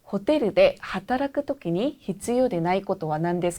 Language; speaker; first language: Japanese; non-native, fluent; Korean